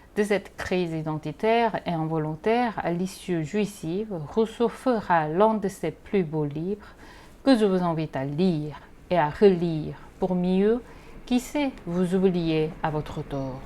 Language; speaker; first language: French; non-native, fluent; Korean